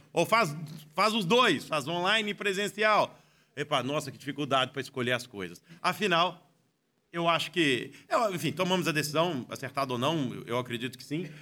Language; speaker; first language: Portuguese; native; Portuguese